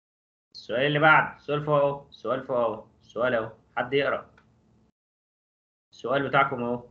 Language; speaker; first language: Arabic; native; Arabic